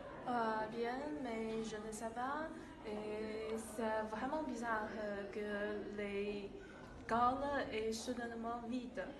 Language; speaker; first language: French; non-native, learner; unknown